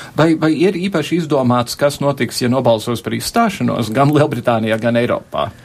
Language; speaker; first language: Latvian; early bilingual, heritage; Latvian